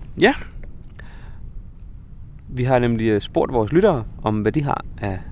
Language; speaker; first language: Danish; native; Danish